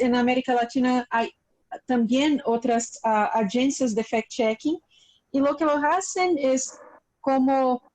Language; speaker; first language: Spanish; non-native, learner; Portuguese